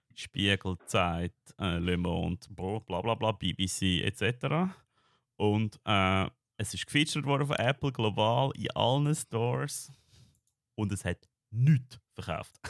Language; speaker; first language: German; native; German